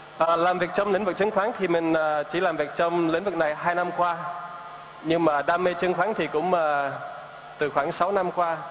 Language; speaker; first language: Vietnamese; non-native, fluent; English